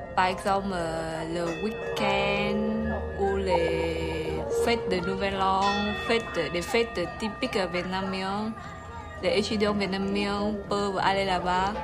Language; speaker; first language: French; non-native, learner; Vietnamese